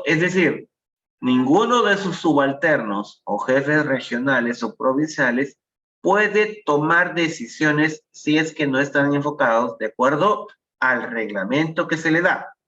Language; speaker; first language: Spanish; native; Spanish